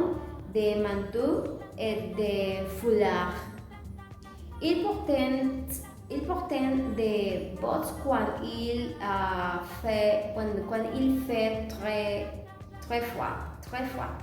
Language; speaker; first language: French; non-native, learner; Spanish